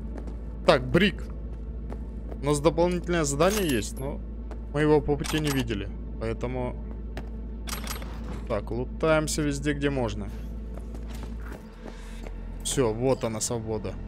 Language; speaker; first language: Russian; native; Russian